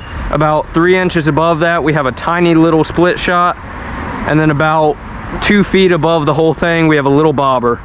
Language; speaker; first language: English; native; English